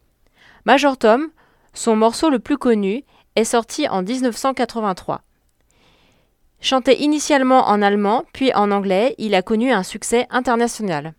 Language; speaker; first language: French; native; French